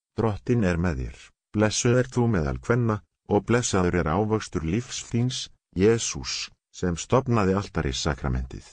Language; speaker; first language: Icelandic; non-native, learner; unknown